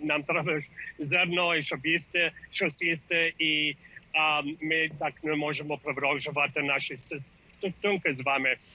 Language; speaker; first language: Ukrainian; early bilingual, heritage; English